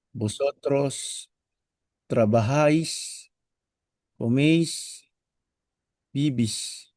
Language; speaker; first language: Spanish; non-native, learner; Filipino